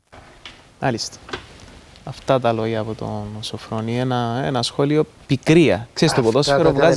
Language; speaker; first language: Greek; native; Greek